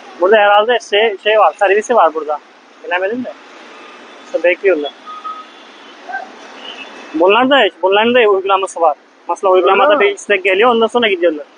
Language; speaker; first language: Turkish; non-native, fluent; Hindi